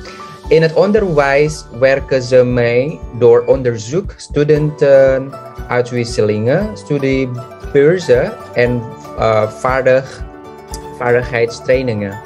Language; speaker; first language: Dutch; non-native, fluent; Indonesian